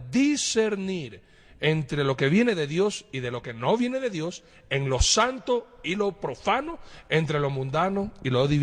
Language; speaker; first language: Spanish; native; Spanish